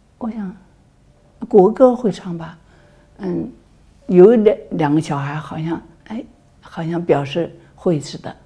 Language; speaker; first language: Chinese; native; Chinese